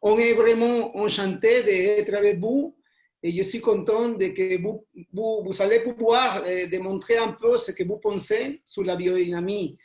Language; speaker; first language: French; non-native, fluent; Spanish